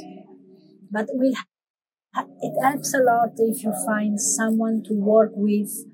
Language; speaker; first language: English; non-native, learner; Italian